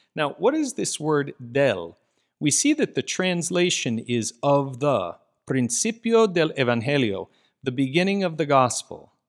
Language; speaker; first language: English; native; English